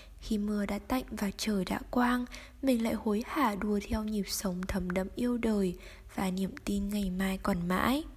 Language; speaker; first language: Vietnamese; native; Vietnamese